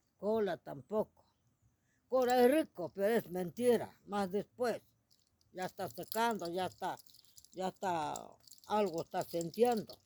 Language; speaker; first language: Spanish; non-native, local second language; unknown